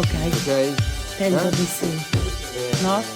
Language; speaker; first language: Italian; non-native, learner; English